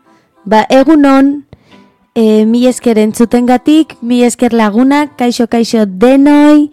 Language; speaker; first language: Basque; non-native, learner; Spanish